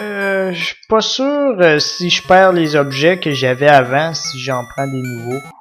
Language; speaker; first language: French; native; French